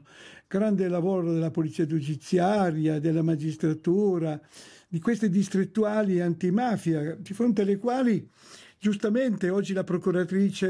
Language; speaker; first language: Italian; native; Italian